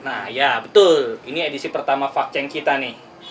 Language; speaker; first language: Indonesian; native; Indonesian